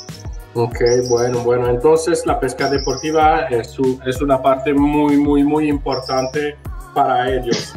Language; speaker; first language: Spanish; non-native, fluent; French